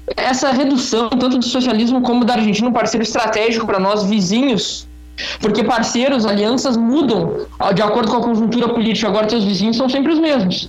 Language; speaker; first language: Portuguese; native; Portuguese